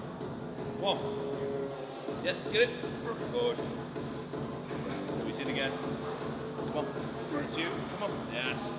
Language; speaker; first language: English; native; English